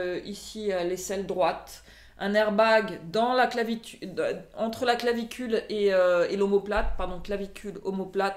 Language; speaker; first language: French; native; French